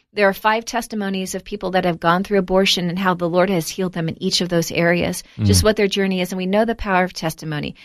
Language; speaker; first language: English; native; English